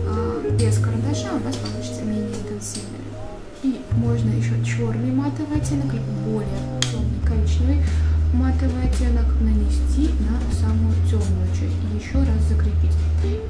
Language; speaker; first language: Russian; native; Russian